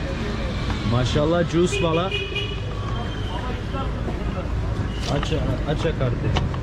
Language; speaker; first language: Hindi; non-native, learner; Turkish